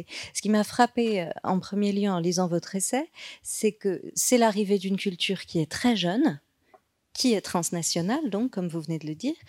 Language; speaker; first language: French; native; French